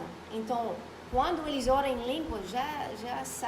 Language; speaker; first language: Portuguese; non-native, fluent; Spanish